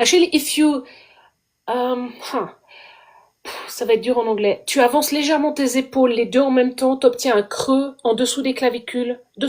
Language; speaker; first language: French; native; French